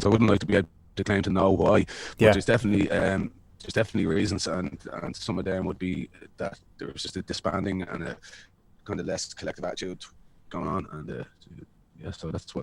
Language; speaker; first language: English; native; English